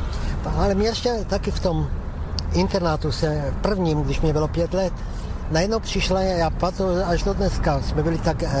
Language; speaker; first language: Czech; early bilingual, heritage; Czech